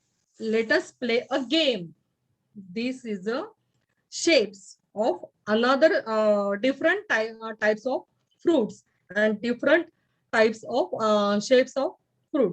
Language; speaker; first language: English; non-native, learner; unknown